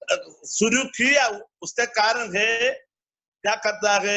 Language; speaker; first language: Hindi; non-native, learner; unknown